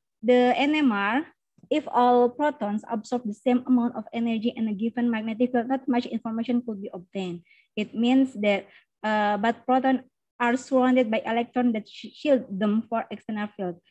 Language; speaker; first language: English; non-native, learner; Indonesian